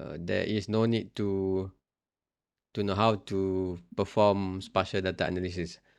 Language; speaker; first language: English; non-native, local second language; Malay